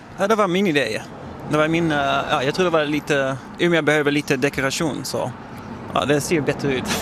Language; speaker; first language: Swedish; non-native, learner; Dutch